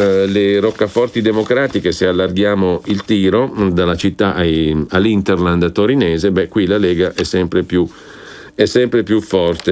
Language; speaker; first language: Italian; native; Italian